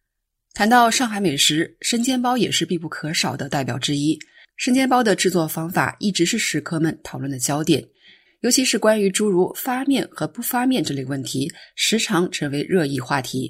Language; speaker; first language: Chinese; native; Chinese